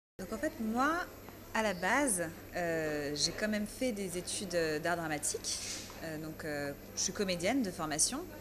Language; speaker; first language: French; early bilingual, other home language; Persian